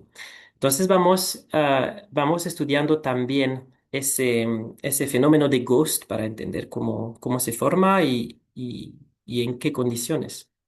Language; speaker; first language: Spanish; non-native, fluent; French